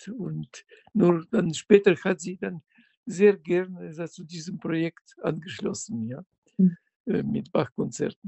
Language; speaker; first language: German; non-native, fluent; Russian